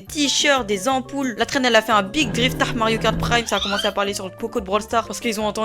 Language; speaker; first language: French; native; French